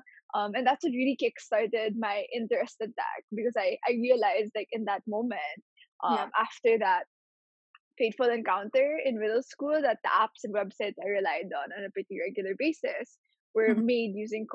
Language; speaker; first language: English; non-native, local second language; Filipino